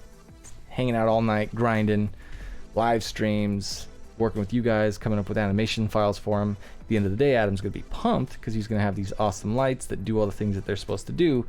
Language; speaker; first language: English; native; English